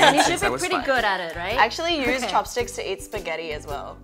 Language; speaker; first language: English; native; English